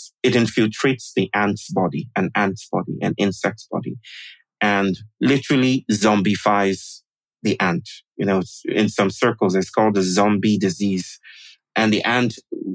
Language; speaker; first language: English; non-native, local second language; Yoruba